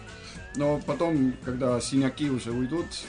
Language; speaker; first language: Russian; non-native, fluent; Estonian